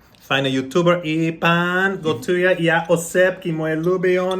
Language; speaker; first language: Polish; non-native, learner; English